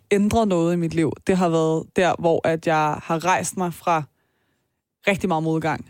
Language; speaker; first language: Danish; early bilingual, other home language; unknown